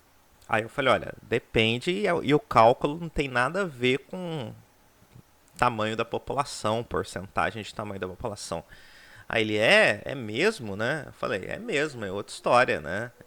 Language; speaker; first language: Portuguese; native; Portuguese